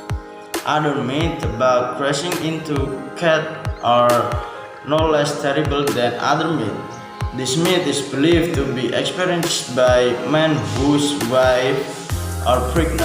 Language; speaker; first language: English; non-native, learner; Indonesian